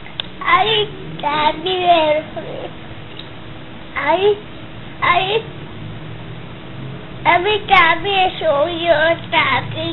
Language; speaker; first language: Spanish; native; Spanish